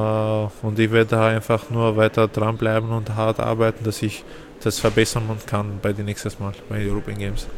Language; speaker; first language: German; non-native, fluent; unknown